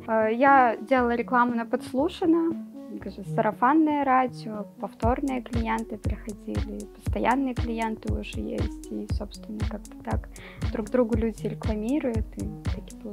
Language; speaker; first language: Russian; native; Russian